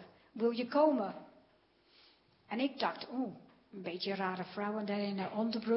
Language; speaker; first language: Dutch; non-native, fluent; English